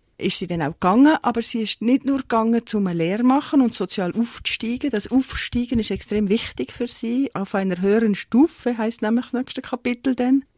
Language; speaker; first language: German; native; German